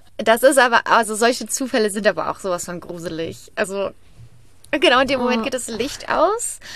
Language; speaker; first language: German; native; German